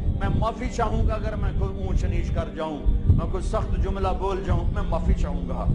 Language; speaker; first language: Urdu; non-native, local second language; Punjabi